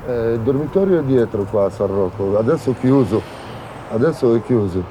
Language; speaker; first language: Italian; non-native, fluent; Arabic